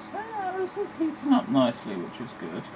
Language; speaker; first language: English; native; English